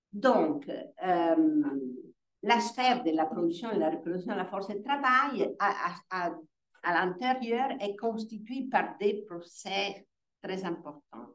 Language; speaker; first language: French; non-native, fluent; Italian